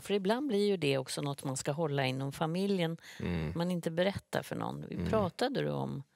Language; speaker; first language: Swedish; native; Swedish